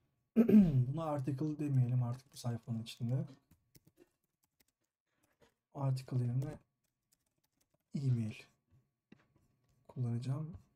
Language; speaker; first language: Turkish; native; Turkish